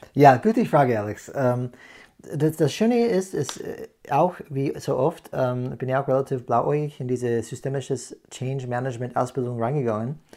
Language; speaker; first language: German; non-native, fluent; English